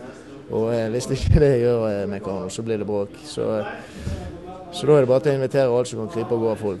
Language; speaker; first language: Norwegian; native; Norwegian